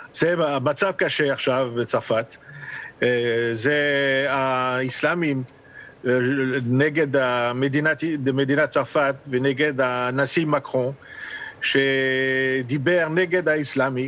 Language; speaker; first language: Hebrew; non-native, fluent; French